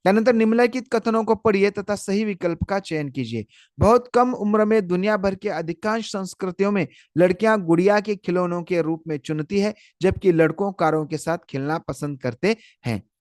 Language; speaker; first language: Hindi; non-native, local second language; Marathi